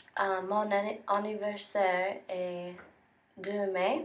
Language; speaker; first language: French; non-native, learner; English